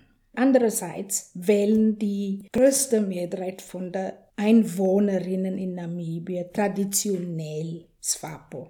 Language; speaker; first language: German; non-native, fluent; Afrikaans